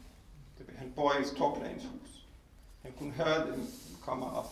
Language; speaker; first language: Danish; non-native, fluent; Hebrew